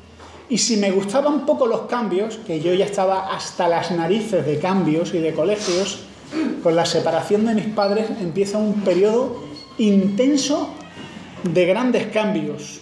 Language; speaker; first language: Spanish; native; Spanish